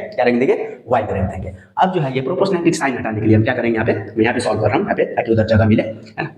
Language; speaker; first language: Hindi; non-native, local second language; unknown